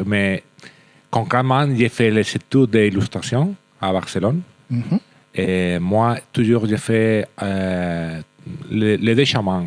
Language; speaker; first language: French; non-native, learner; Spanish